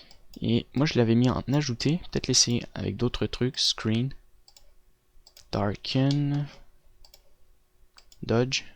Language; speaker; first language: French; native; French